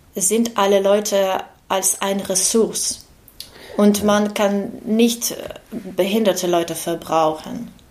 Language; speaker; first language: German; non-native, fluent; Ukrainian